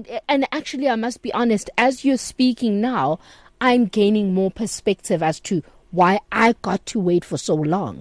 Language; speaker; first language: English; non-native, local second language; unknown